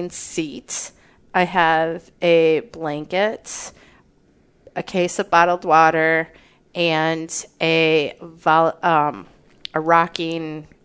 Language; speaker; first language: English; native; English